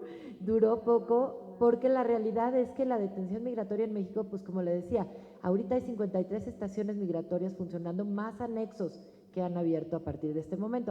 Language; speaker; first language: Spanish; native; Spanish